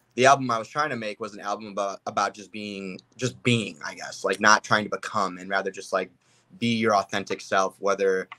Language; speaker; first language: English; native; English